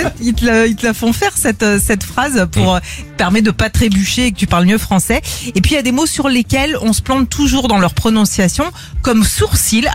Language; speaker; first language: French; native; French